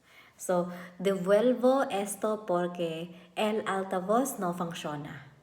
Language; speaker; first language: Spanish; non-native, learner; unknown